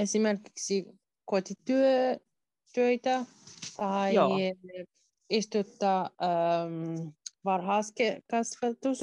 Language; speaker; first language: Finnish; non-native, learner; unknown